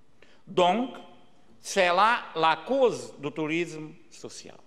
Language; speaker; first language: French; non-native, learner; Portuguese